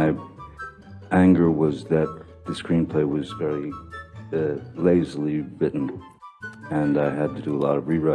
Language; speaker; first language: English; native; English